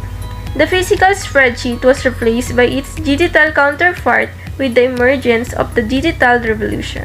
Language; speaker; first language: English; non-native, local second language; Filipino